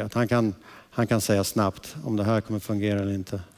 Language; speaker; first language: Swedish; early bilingual, heritage; Swedish